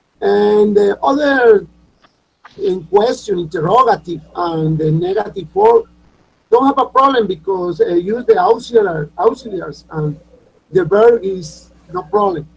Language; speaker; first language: English; non-native, learner; Spanish